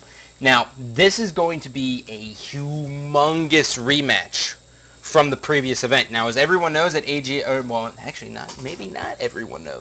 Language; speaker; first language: English; native; English